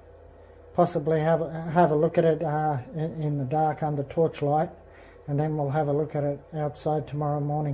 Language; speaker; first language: English; native; English